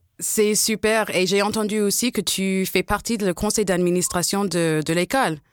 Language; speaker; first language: French; non-native, local second language; English